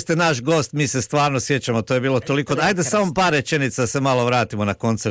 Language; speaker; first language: Croatian; native; Croatian